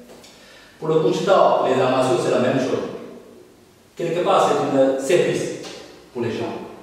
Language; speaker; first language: French; non-native, fluent; Chinese